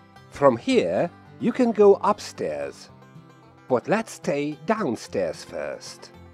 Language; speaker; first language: English; non-native, fluent; Hungarian